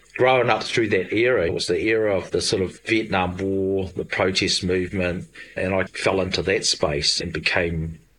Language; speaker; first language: English; native; English